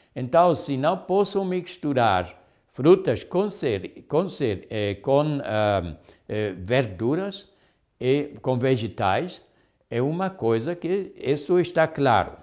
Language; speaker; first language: Portuguese; non-native, fluent; German